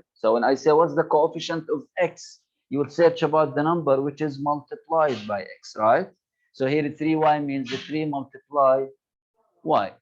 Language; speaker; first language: English; non-native, local second language; Arabic